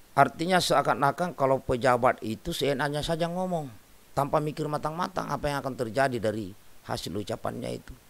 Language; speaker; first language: Indonesian; native; Indonesian